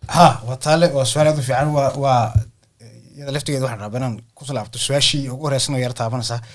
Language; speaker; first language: Somali; early bilingual, heritage; Somali